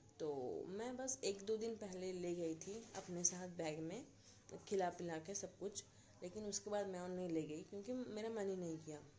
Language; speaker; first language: Hindi; non-native, local second language; Bangla